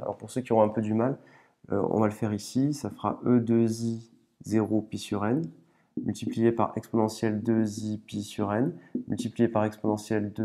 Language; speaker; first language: French; native; French